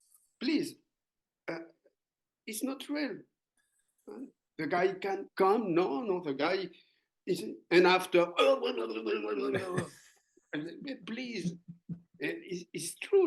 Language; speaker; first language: English; non-native, learner; French